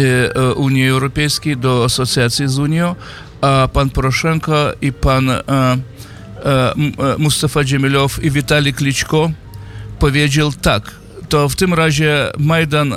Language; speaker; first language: Polish; non-native, fluent; Yiddish